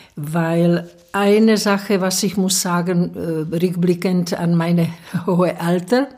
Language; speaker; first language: German; non-native, fluent; Czech